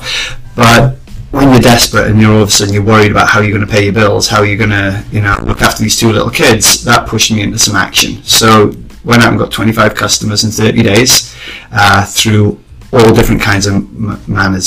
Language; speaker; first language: English; native; English